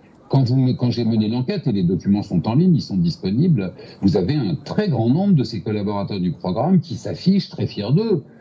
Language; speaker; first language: French; native; French